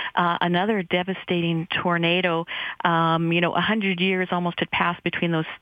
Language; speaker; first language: English; native; English